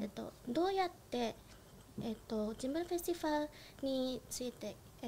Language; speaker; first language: Japanese; non-native, learner; Indonesian